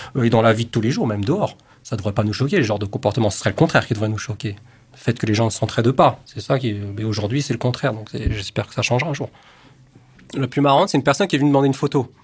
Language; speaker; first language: French; native; French